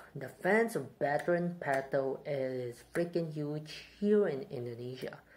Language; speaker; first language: English; non-native, fluent; Indonesian